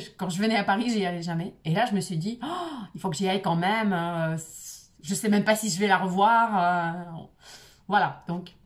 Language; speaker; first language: French; non-native, fluent; Russian